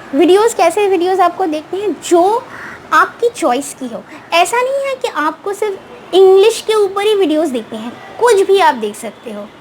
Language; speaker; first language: Hindi; non-native, local second language; Bangla